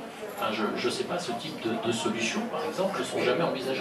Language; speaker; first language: French; native; French